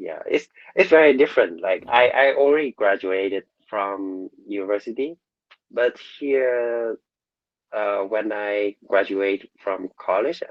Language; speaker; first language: English; non-native, learner; Vietnamese